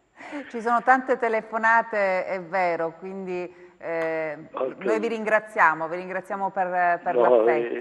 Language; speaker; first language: Italian; native; Italian